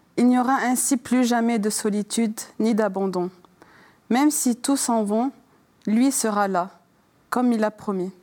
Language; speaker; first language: French; native; French